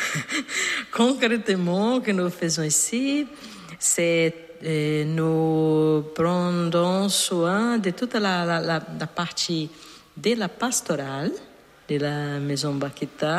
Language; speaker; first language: French; non-native, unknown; Portuguese